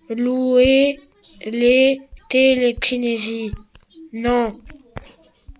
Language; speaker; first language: French; native; French